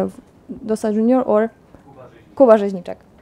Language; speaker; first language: Polish; native; Polish